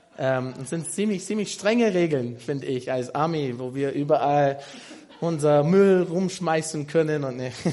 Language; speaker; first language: German; non-native, fluent; English